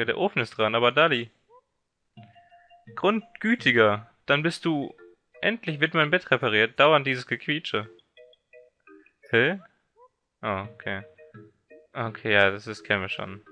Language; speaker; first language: German; native; German